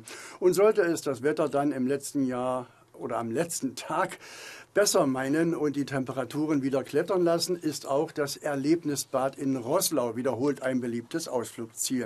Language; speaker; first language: German; native; German